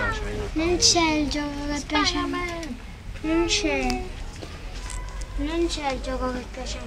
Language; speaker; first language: Italian; early bilingual, other home language; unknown